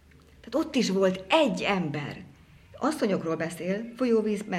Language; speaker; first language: Hungarian; native; Hungarian